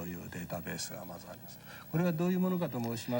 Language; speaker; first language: Japanese; native; Japanese